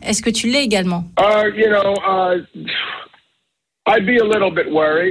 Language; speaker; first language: French; native; French